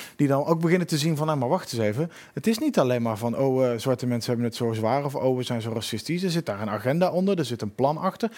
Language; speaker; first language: Dutch; native; Dutch